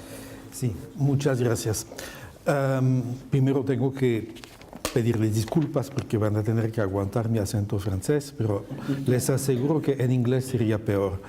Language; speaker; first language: Spanish; non-native, fluent; French